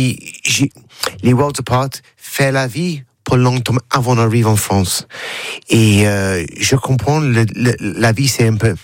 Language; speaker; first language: French; non-native, learner; English